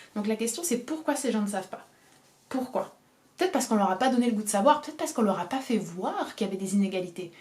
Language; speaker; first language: French; native; French